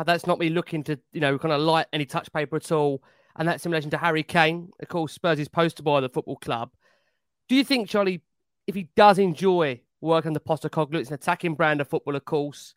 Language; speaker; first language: English; native; English